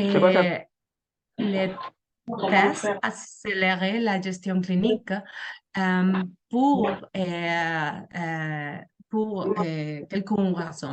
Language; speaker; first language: French; non-native, learner; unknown